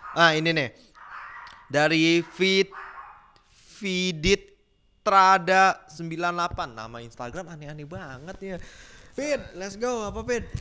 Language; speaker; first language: Indonesian; native; Indonesian